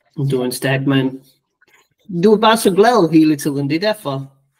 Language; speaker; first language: Danish; non-native, fluent; English